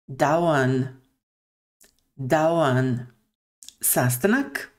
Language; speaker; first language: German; non-native, fluent; Bosnian